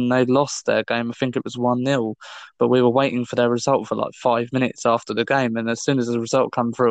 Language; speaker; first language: English; native; English